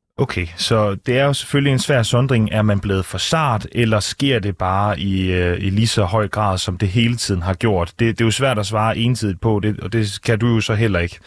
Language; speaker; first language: Danish; native; Danish